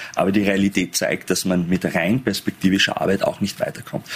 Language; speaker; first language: German; early bilingual, other home language; Persian